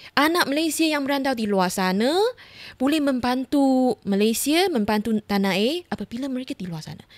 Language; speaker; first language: Malay; non-native, local second language; Chinese